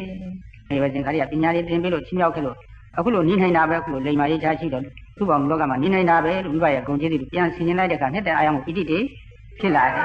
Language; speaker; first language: Burmese; native; Burmese